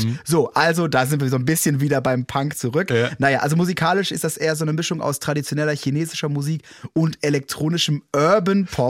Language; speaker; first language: German; native; German